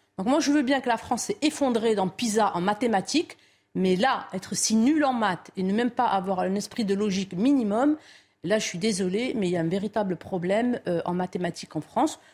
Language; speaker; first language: French; non-native, local second language; Arabic